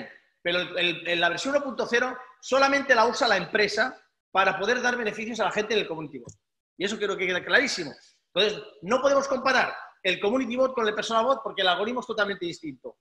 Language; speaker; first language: Spanish; native; Spanish